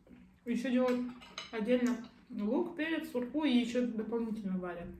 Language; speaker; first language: Russian; non-native, local second language; Kazakh